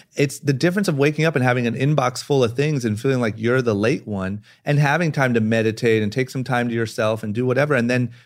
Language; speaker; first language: English; native; English